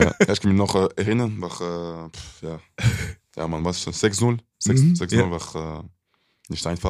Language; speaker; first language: German; non-native, local second language; French